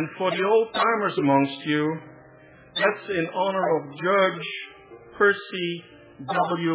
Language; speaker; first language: English; non-native, fluent; Dutch